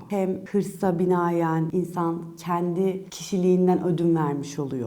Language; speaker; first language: Turkish; native; Turkish